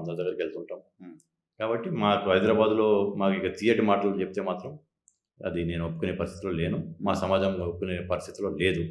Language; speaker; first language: Telugu; native; Telugu